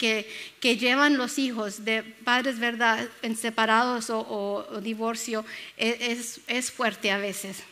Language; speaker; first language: Spanish; early bilingual, other home language; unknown